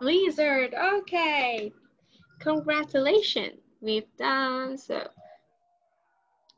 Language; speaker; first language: English; non-native, learner; Vietnamese